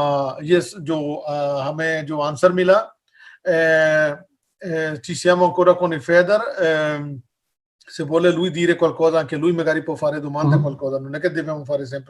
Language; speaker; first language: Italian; non-native, learner; Hindi